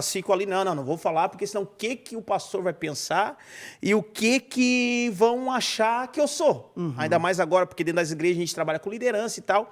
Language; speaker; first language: Portuguese; native; Portuguese